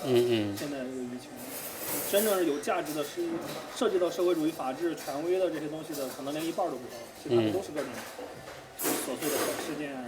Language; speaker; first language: Chinese; native; Chinese